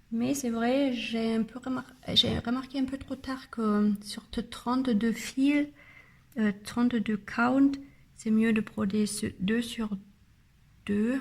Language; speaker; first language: French; non-native, learner; German